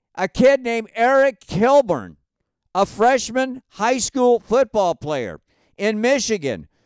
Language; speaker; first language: English; native; English